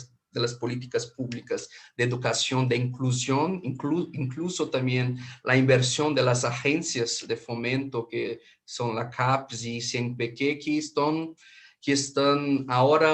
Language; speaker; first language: Spanish; non-native, fluent; Portuguese